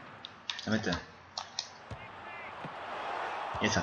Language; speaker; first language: German; native; German